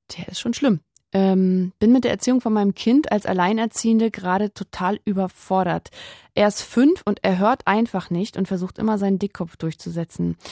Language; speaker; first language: German; native; German